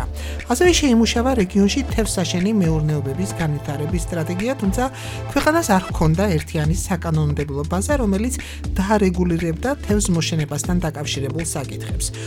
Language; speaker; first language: Georgian; native; Georgian